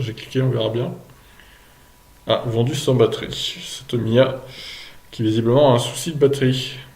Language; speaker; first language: French; native; French